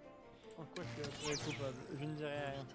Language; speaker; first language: French; native; French